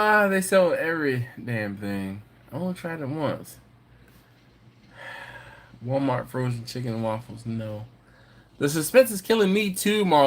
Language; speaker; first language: English; native; English